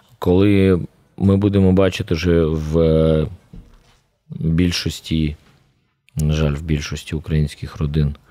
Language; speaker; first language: Ukrainian; native; Ukrainian